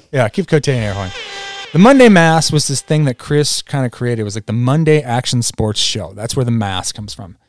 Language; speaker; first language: English; native; English